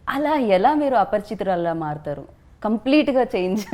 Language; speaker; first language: Telugu; native; Telugu